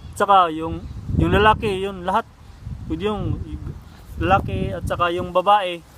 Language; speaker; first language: Filipino; non-native, local second language; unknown